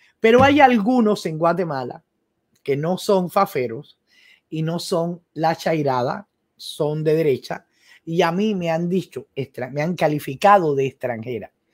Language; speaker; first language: Spanish; native; Spanish